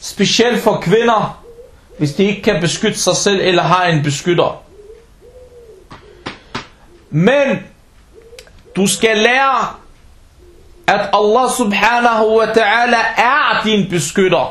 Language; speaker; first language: Danish; early bilingual, other home language; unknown